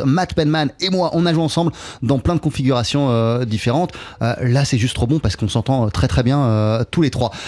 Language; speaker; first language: French; native; French